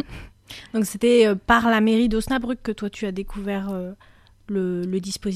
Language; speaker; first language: French; native; French